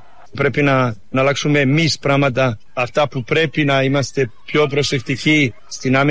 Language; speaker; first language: Greek; non-native, fluent; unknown